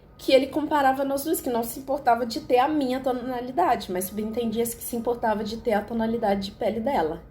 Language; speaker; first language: Portuguese; native; Portuguese